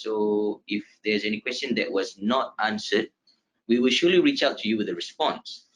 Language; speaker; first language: English; non-native, local second language; Malay